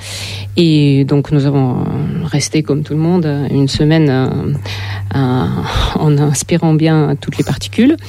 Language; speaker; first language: French; non-native, fluent; Russian